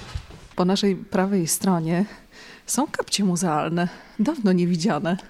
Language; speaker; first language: Polish; native; Polish